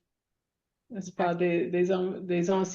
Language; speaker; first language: French; non-native, fluent; English